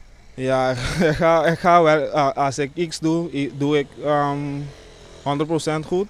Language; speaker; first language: Dutch; non-native, local second language; Papiamento